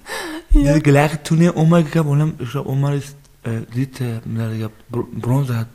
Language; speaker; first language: German; non-native, learner; Persian